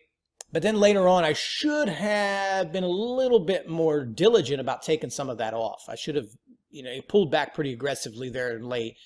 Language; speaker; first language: English; native; English